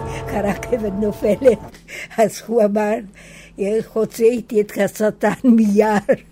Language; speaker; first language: Hebrew; non-native, fluent; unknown